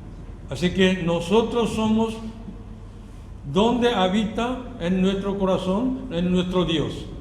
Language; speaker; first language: Spanish; non-native, learner; Korean